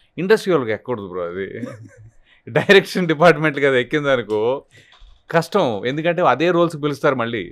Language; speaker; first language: Telugu; native; Telugu